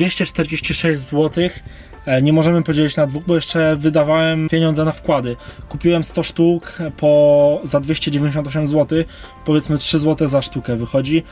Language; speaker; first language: Polish; native; Polish